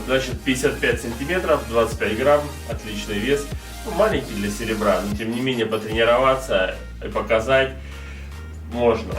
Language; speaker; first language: Russian; native; Russian